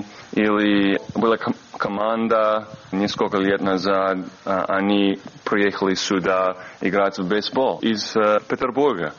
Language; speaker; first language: Russian; non-native, learner; English